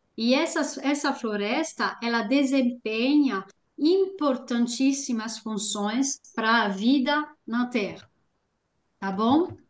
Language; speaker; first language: Portuguese; non-native, fluent; French